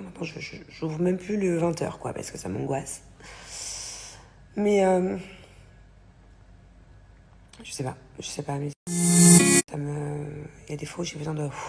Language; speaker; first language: French; native; French